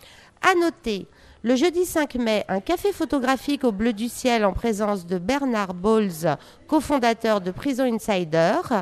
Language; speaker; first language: French; native; French